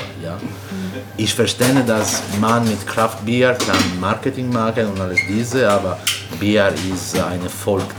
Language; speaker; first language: German; non-native, learner; Italian